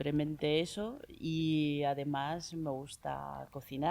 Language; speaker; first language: Spanish; non-native, learner; Chinese